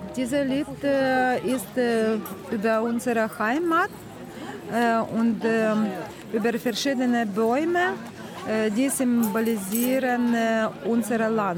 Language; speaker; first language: German; non-native, learner; Ukrainian